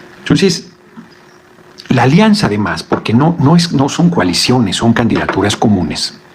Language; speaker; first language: Spanish; native; Spanish